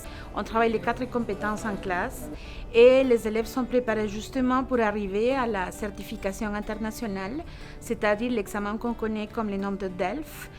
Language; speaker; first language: French; non-native, local second language; Spanish